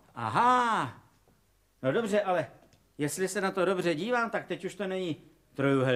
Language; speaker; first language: Czech; native; Czech